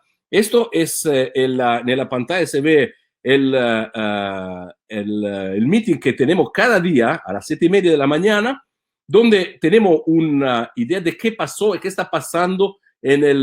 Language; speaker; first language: Spanish; non-native, fluent; Italian